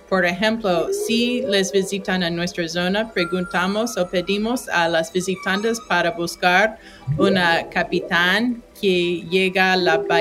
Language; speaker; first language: Spanish; non-native, fluent; English